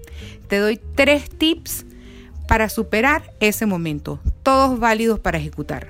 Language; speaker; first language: Spanish; native; Spanish